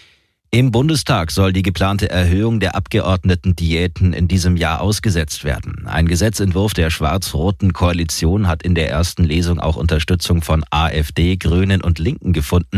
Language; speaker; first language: German; native; German